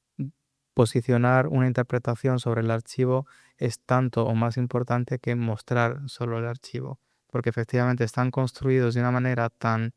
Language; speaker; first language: Spanish; native; Spanish